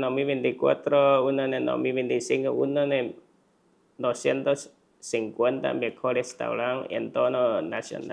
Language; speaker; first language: Spanish; non-native, learner; Chinese